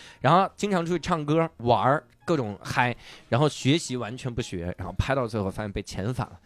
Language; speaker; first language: Chinese; native; Chinese